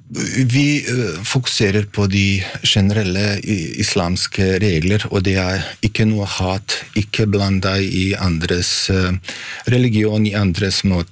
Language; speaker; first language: Norwegian; non-native, fluent; Bosnian